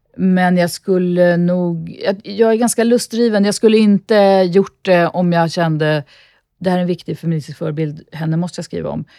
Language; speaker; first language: Swedish; native; Swedish